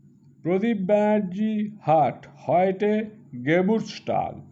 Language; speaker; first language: German; non-native, fluent; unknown